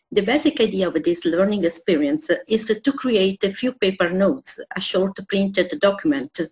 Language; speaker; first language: English; non-native, fluent; Italian